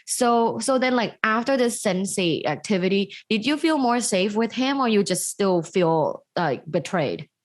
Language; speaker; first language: English; native; English